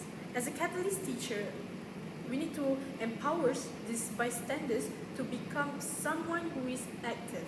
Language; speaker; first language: English; non-native, local second language; Malay